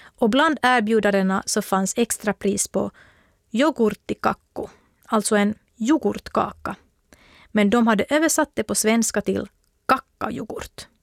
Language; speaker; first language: Swedish; native; Swedish